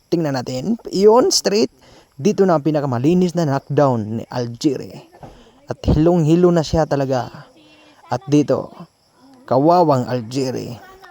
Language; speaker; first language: Filipino; non-native, local second language; Cebuano